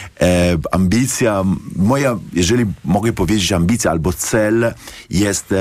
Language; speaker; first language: Polish; non-native, learner; Italian